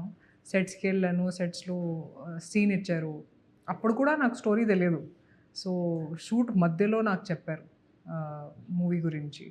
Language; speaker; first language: Telugu; non-native, fluent; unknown